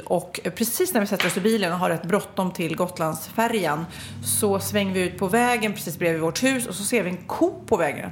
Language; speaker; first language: Swedish; native; Swedish